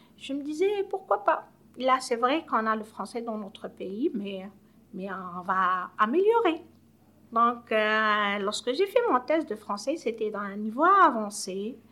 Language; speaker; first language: French; non-native, local second language; Arabic